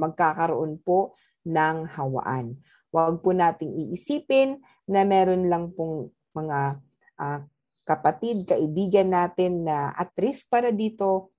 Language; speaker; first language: Filipino; non-native, local second language; Cebuano